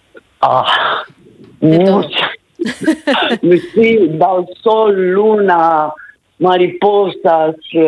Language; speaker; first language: Spanish; non-native, learner; Italian